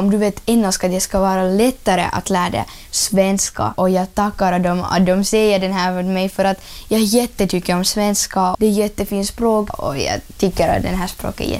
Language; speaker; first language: Swedish; non-native, learner; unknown